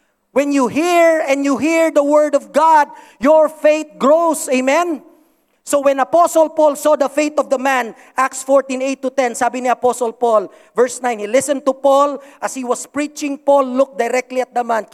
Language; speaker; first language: English; non-native, local second language; Cebuano